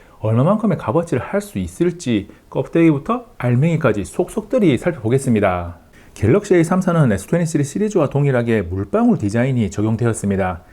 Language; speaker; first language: Korean; native; Korean